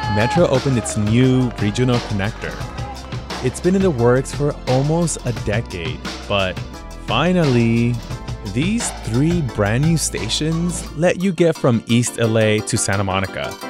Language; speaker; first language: English; native; English